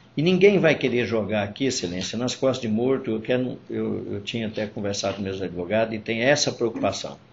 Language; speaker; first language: Portuguese; native; Portuguese